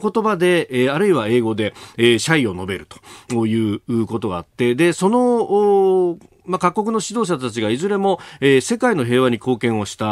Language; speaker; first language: Japanese; native; Japanese